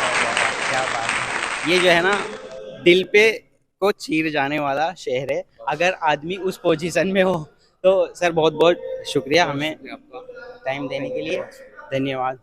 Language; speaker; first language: Hindi; native; Hindi